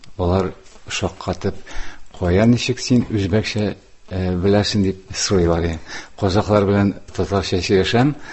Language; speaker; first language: Tatar; non-native, local second language; Udmurt